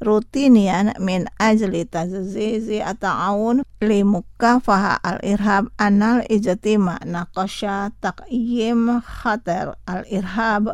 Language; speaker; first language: Arabic; non-native, fluent; Indonesian